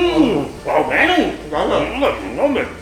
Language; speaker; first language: Spanish; native; Spanish